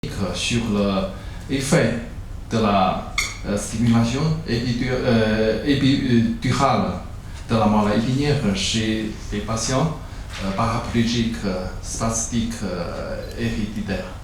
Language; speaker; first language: French; non-native, learner; Chinese